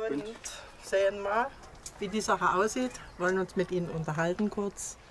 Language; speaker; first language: German; native; German